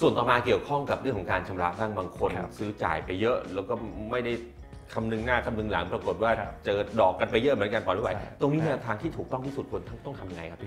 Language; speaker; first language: Thai; native; Thai